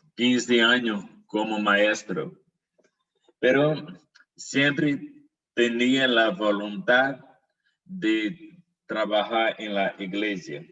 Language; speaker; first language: Portuguese; non-native, learner; Spanish